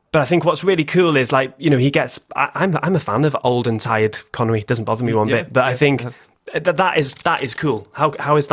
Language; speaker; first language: English; native; English